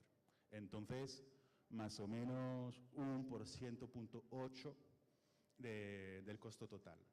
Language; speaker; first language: Spanish; non-native, fluent; French